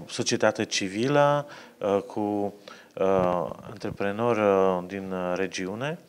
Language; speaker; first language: Romanian; non-native, fluent; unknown